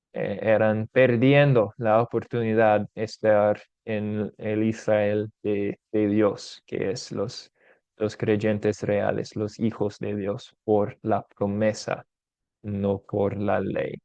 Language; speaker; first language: Spanish; non-native, fluent; English